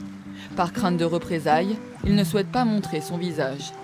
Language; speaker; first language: French; native; French